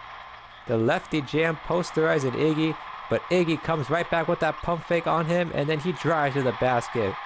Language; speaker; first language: English; native; English